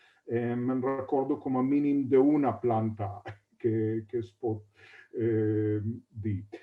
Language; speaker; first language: Catalan; non-native, fluent; Hebrew